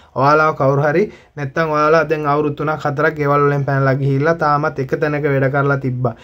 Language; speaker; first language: Sinhala; native; Sinhala